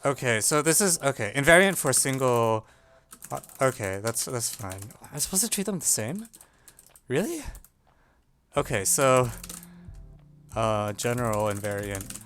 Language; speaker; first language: English; native; English